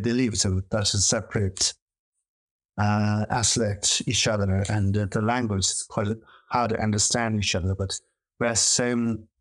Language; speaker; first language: English; non-native, learner; Chinese